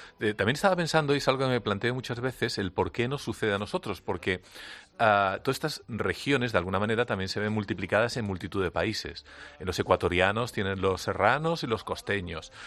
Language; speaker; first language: Spanish; early bilingual, heritage; Spanish